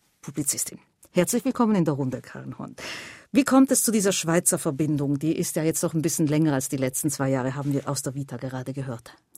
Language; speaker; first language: German; native; German